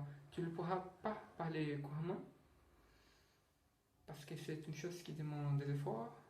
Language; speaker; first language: French; non-native, learner; Portuguese